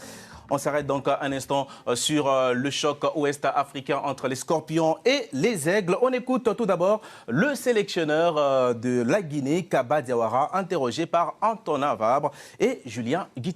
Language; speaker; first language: French; native; French